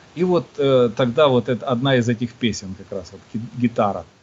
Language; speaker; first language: Russian; native; Russian